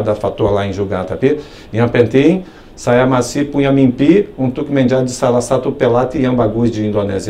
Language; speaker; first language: Indonesian; non-native, fluent; Portuguese